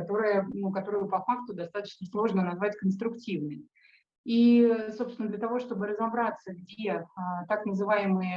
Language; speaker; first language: Russian; native; Russian